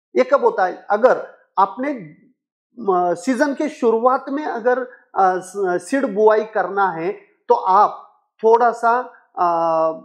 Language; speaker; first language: Hindi; non-native, local second language; Marathi